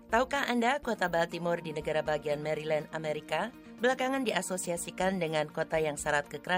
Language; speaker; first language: Indonesian; native; Indonesian